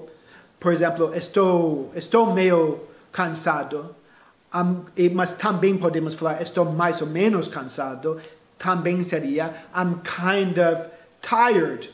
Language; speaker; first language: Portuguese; non-native, fluent; English